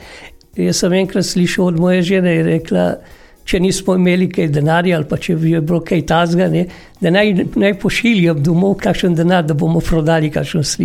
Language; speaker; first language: Slovenian; non-native, fluent; Kurdish